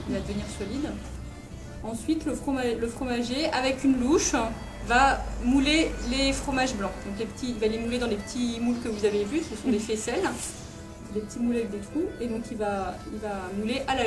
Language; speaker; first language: French; native; French